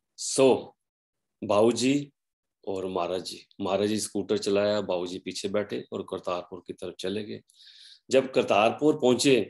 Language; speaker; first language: Hindi; non-native, local second language; Punjabi